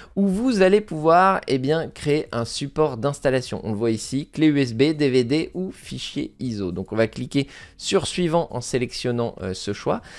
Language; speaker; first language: French; native; French